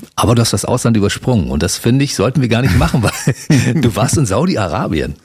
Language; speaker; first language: German; native; German